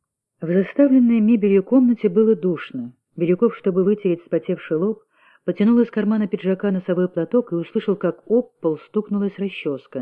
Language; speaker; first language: Russian; native; Russian